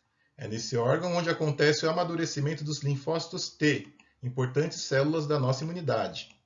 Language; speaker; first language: Portuguese; native; Portuguese